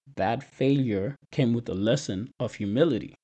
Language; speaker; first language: English; non-native, local second language; Shona